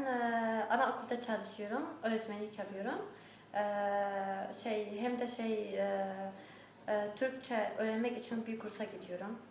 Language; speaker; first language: Turkish; non-native, learner; Arabic